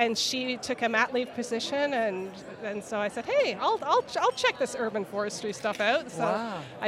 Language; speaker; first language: English; native; English